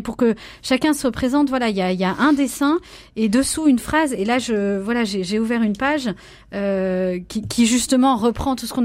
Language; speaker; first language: French; native; French